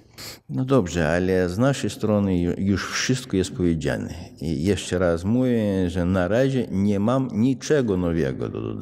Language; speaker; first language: Polish; non-native, fluent; Russian